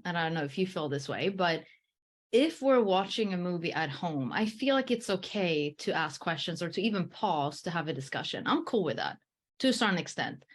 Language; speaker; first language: English; early bilingual, heritage; English